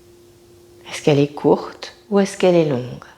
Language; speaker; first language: French; native; French